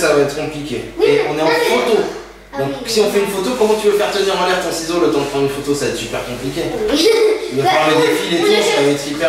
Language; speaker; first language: French; native; French